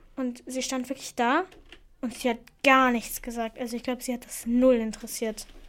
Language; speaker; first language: German; early bilingual, other home language; Persian